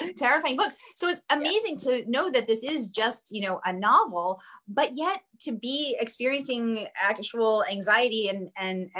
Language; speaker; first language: English; native; English